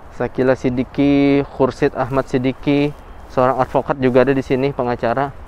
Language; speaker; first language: Indonesian; native; Indonesian